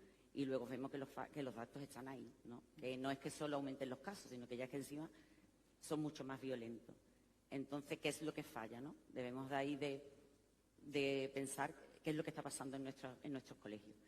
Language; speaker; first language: Spanish; native; Spanish